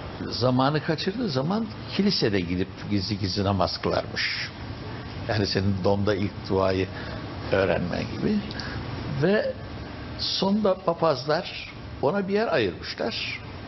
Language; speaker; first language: Turkish; native; Turkish